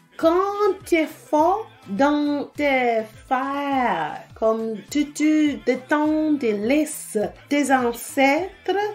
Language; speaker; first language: French; non-native, fluent; English